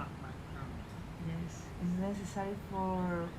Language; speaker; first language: English; non-native, learner; Spanish